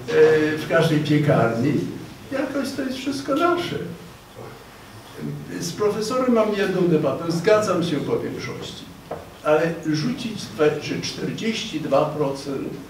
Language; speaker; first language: Polish; non-native, fluent; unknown